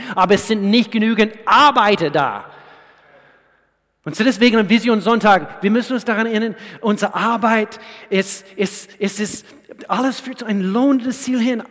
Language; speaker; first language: German; non-native, fluent; English